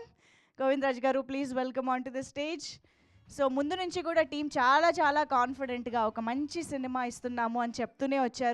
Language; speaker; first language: Telugu; native; Telugu